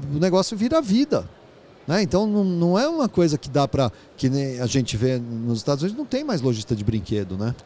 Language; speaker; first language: Portuguese; native; Portuguese